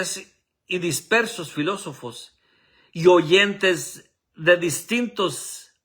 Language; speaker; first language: Spanish; native; Spanish